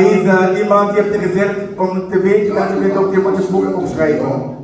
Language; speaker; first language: Dutch; non-native, learner; Lingala